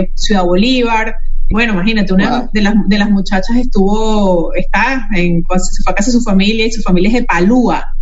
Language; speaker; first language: Spanish; native; Spanish